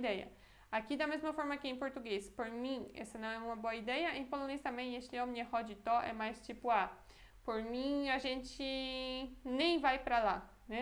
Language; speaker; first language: Portuguese; non-native, fluent; Polish